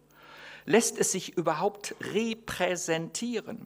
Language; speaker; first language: German; native; German